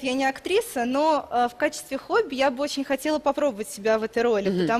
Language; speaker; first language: Russian; native; Russian